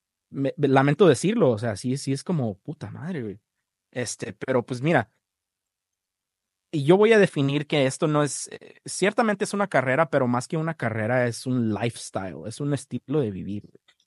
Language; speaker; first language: Spanish; early bilingual, other home language; English